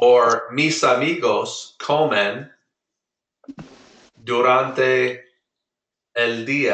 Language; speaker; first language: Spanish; non-native, fluent; English